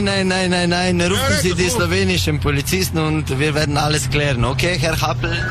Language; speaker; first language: German; non-native, learner; Slovenian